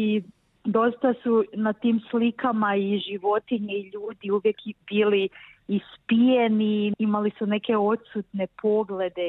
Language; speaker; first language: Croatian; native; Croatian